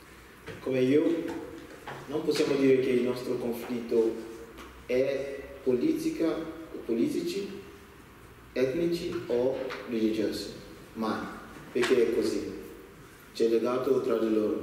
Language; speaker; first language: Italian; non-native, learner; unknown